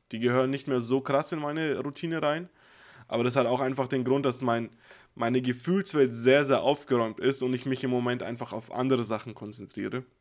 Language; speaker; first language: German; native; German